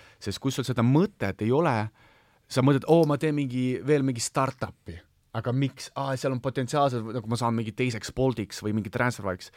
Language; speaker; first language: Estonian; non-native, local second language; Russian